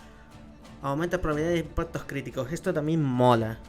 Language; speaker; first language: Spanish; native; Spanish